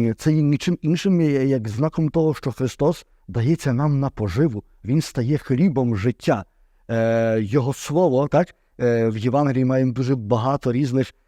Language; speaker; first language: Ukrainian; native; Ukrainian